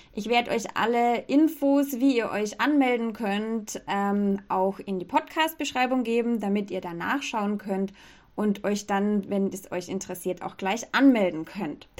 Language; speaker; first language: German; native; German